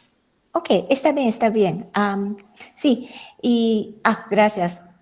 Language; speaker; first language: Spanish; non-native, fluent; Japanese